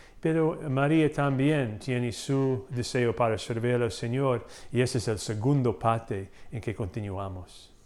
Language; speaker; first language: Spanish; non-native, fluent; English